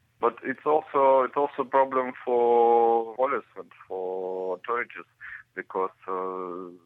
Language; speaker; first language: English; non-native, learner; Russian